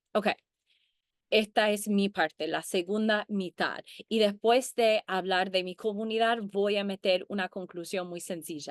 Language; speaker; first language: Spanish; early bilingual, heritage; Spanish